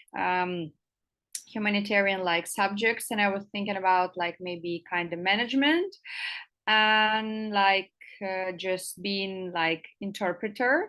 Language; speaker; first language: English; non-native, fluent; Russian